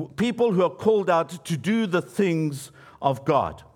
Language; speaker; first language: English; native; English